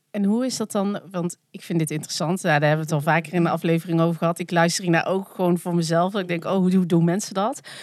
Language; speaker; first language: Dutch; native; Dutch